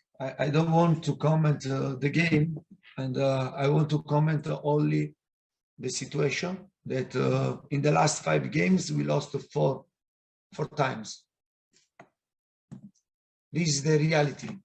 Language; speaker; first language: English; non-native, fluent; Italian